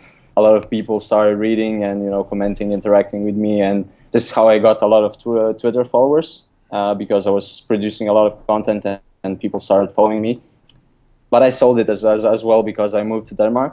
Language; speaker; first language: English; non-native, fluent; Lithuanian